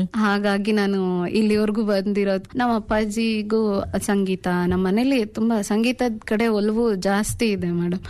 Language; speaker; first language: Kannada; non-native, local second language; Urdu